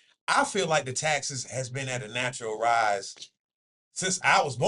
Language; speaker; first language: English; native; English